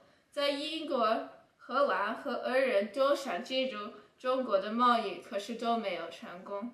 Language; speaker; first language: Chinese; non-native, learner; English